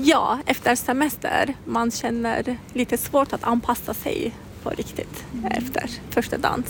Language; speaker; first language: Swedish; non-native, learner; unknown